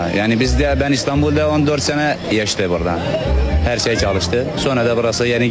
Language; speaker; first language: Turkish; non-native, learner; Arabic